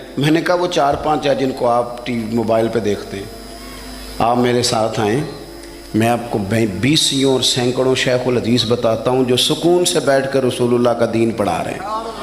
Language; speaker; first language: Urdu; non-native, local second language; Punjabi